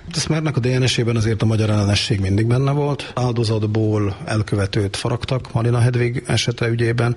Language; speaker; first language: Hungarian; native; Hungarian